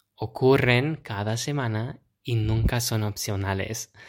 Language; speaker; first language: Spanish; non-native, fluent; English